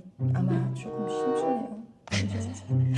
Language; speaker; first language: Korean; non-native, learner; French